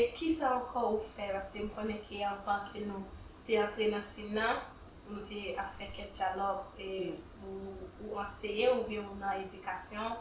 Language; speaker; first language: French; non-native, learner; English